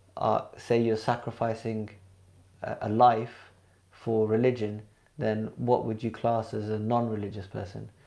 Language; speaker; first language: English; early bilingual, other home language; Punjabi